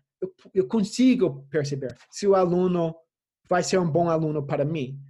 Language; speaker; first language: Portuguese; non-native, fluent; English